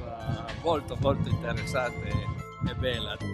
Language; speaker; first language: Italian; non-native, learner; French